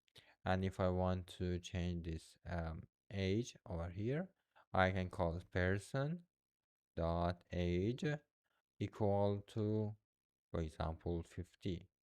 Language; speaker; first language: English; non-native, fluent; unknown